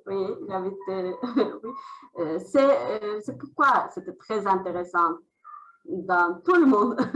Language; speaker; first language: French; non-native, learner; Azerbaijani